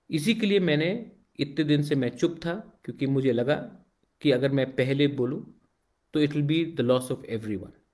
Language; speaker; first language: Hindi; non-native, local second language; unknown